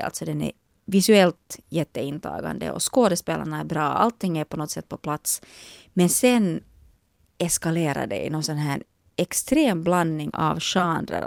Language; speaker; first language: Swedish; native; Swedish